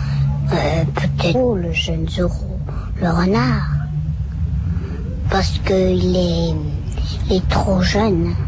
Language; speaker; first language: French; early bilingual, other home language; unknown